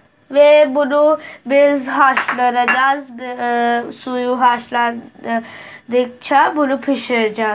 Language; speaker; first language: Turkish; non-native, learner; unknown